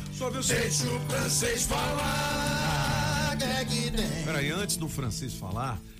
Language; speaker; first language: Portuguese; native; Portuguese